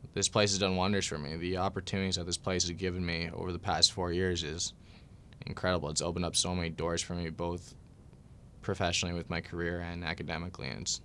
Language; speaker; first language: English; native; English